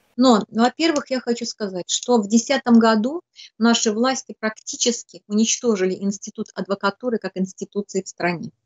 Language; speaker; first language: Russian; native; Russian